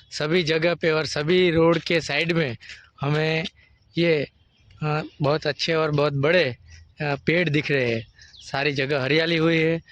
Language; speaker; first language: Hindi; non-native, local second language; Gujarati